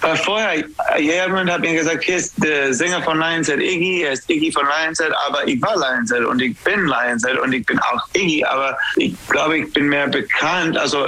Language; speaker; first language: German; non-native, learner; English